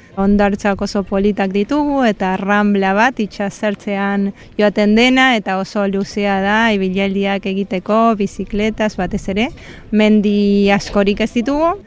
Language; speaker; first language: Basque; non-native, fluent; Spanish